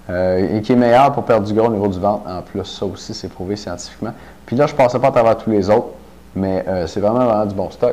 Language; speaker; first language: French; native; French